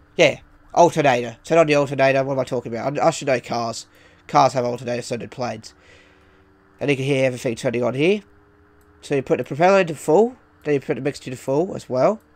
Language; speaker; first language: English; native; English